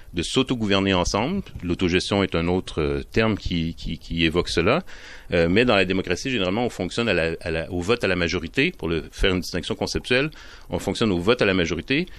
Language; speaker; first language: French; native; French